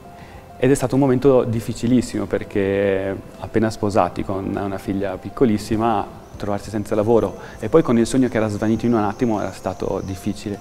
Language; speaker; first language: Italian; native; Italian